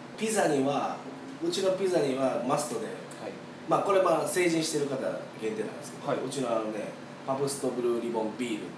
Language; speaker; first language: Japanese; native; Japanese